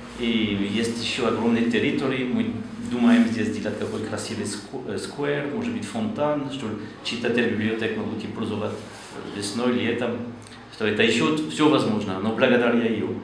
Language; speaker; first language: Russian; non-native, learner; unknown